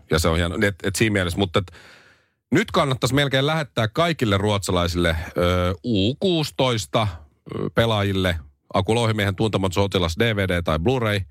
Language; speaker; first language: Finnish; native; Finnish